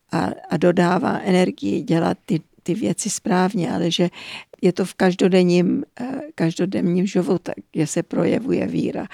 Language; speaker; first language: Czech; early bilingual, heritage; Czech